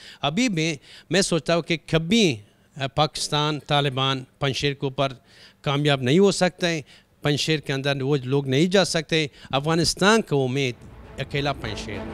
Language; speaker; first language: Hindi; non-native, learner; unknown